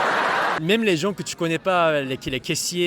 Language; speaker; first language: French; non-native, fluent; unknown